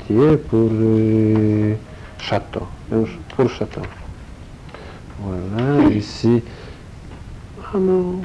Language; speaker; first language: French; non-native, learner; Polish